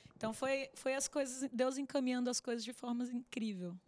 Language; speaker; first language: Portuguese; native; Portuguese